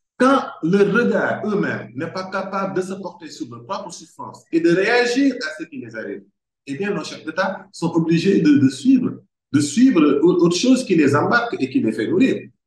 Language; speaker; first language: French; non-native, local second language; Wolof